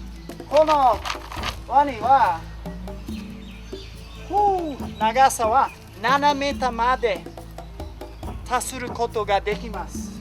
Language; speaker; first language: Japanese; non-native, learner; English